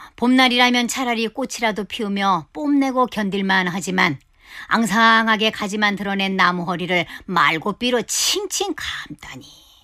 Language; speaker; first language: Korean; native; Korean